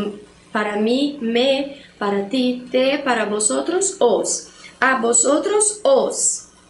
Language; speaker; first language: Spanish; non-native, fluent; Portuguese